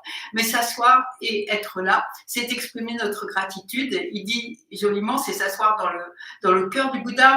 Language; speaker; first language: French; native; French